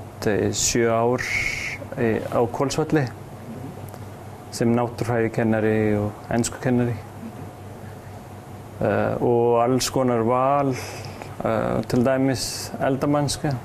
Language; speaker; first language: Icelandic; non-native, fluent; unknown